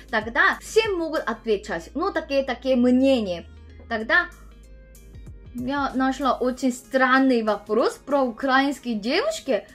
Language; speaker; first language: Russian; non-native, learner; Korean